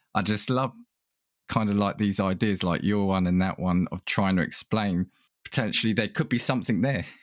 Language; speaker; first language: English; early bilingual, other home language; Italian